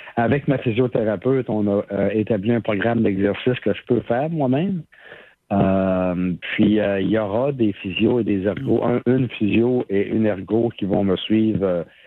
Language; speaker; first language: French; native; French